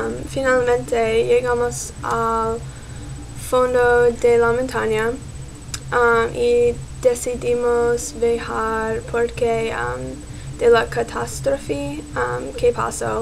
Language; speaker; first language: Spanish; non-native, learner; English